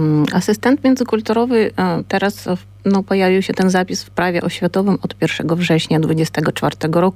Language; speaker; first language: Polish; non-native, fluent; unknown